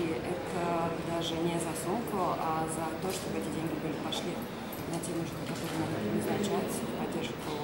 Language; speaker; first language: Russian; native; Russian